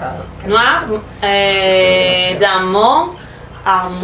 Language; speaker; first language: French; non-native, learner; Spanish